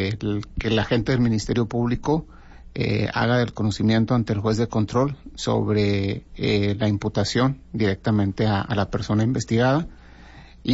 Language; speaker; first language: Spanish; native; Spanish